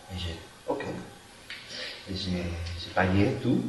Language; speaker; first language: French; non-native, fluent; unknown